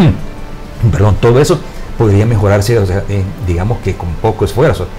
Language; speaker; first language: Spanish; native; Spanish